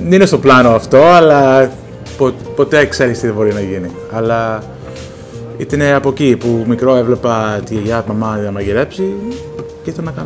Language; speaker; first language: Greek; early bilingual, heritage; Greek